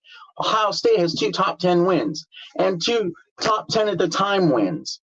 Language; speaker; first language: English; native; English